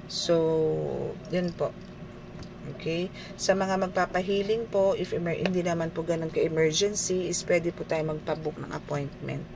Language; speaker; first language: Filipino; native; Filipino